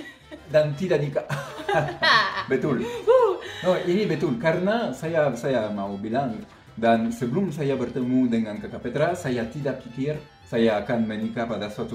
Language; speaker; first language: Indonesian; non-native, fluent; French